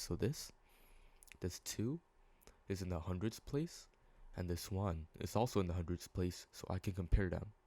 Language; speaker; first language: English; native; English